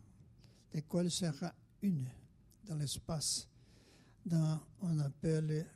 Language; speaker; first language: French; non-native, fluent; Portuguese